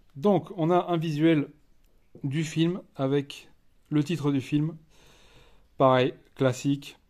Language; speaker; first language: French; native; French